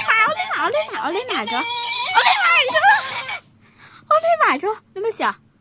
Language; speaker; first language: Chinese; native; Chinese